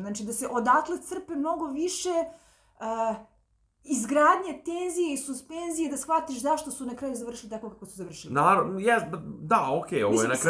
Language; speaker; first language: Serbian; native; Serbian